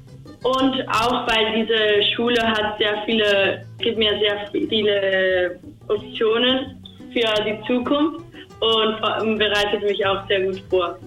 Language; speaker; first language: German; early bilingual, heritage; German